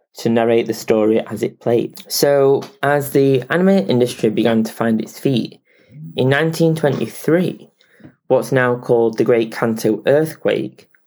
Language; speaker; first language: English; native; English